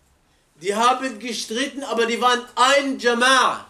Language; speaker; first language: German; non-native, learner; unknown